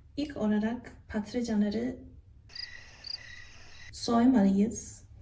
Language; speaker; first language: Turkish; non-native, learner; Chinese